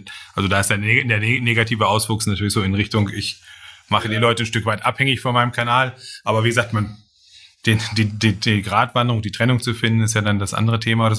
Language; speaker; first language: German; native; German